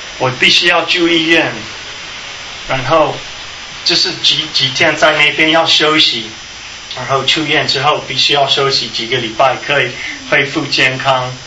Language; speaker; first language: Chinese; non-native, fluent; English